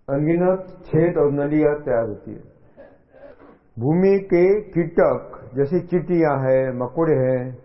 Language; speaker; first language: Hindi; non-native, local second language; Marathi